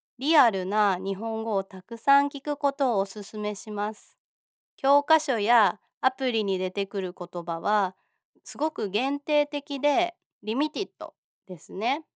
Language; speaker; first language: Japanese; native; Japanese